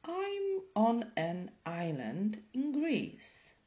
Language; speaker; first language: English; non-native, fluent; Polish